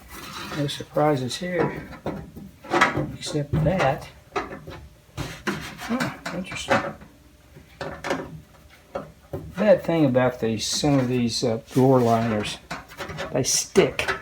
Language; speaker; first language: English; native; English